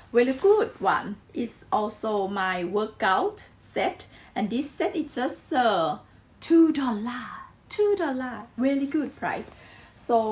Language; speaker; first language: English; non-native, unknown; Thai